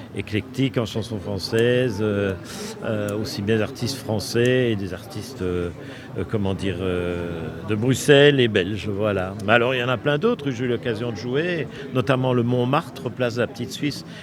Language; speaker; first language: French; native; French